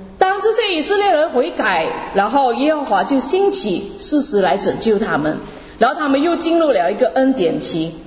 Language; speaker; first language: Chinese; native; Chinese